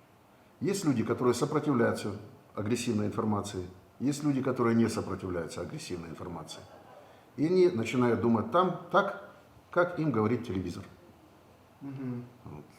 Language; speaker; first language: Russian; native; Russian